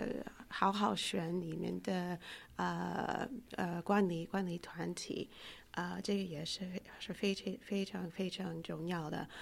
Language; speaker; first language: Chinese; non-native, fluent; English